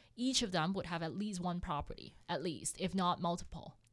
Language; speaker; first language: English; non-native, local second language; Cantonese